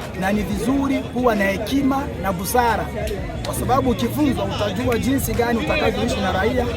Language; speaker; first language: Swahili; native; Swahili